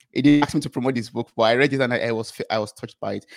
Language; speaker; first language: English; non-native, local second language; Yoruba